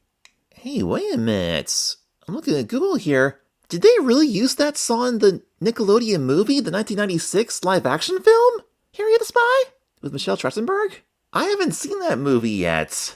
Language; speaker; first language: English; native; English